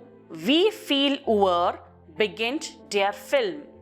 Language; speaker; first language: German; non-native, fluent; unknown